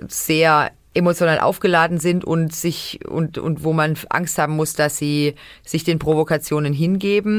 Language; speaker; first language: German; native; German